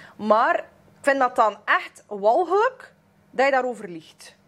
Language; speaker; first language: Dutch; native; Dutch